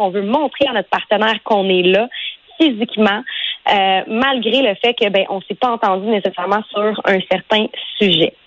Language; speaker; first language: French; native; French